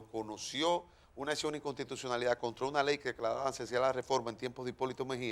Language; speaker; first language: Spanish; native; Spanish